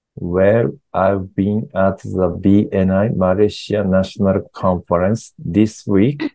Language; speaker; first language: English; non-native, learner; Japanese